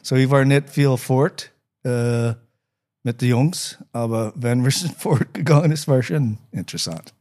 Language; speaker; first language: German; non-native, learner; English